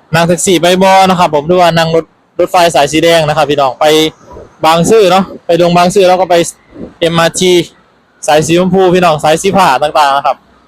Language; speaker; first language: Thai; native; Thai